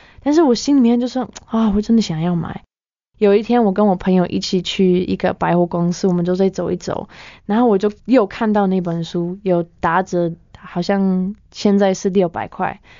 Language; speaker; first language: Chinese; non-native, fluent; English